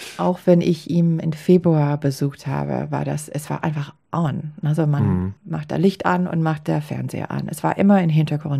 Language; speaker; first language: German; non-native, fluent; English